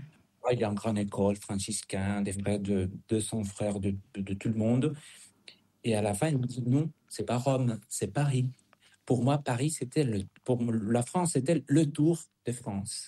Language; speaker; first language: French; non-native, fluent; Spanish